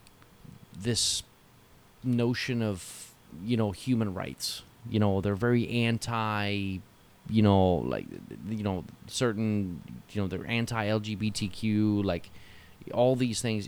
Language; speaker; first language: English; native; English